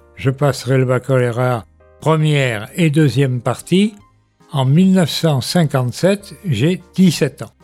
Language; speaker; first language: French; native; French